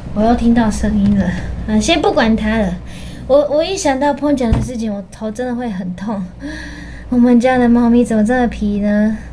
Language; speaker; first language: Chinese; non-native, fluent; Japanese